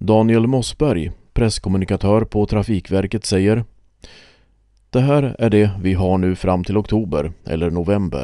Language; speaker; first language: Swedish; native; Swedish